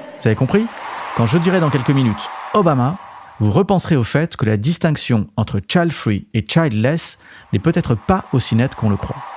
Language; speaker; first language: French; native; French